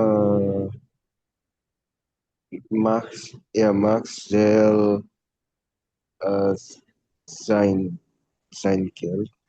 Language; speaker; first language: German; non-native, learner; Indonesian